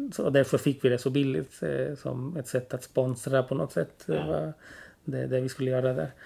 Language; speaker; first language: Swedish; early bilingual, other home language; Spanish